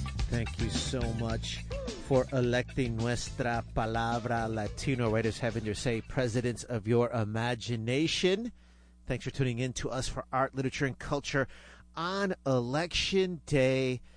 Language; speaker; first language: English; early bilingual, other home language; Spanish